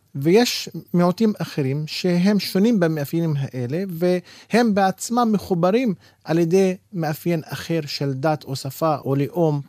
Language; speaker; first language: Hebrew; non-native, local second language; Arabic